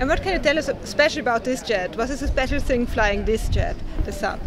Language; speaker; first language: English; non-native, fluent; German